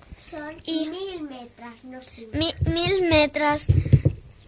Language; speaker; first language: Catalan; non-native, local second language; Spanish